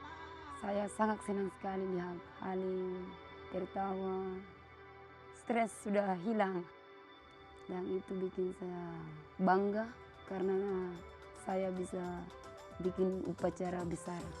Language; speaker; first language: Indonesian; non-native, local second language; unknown